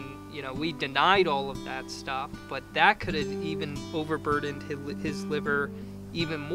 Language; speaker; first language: English; native; English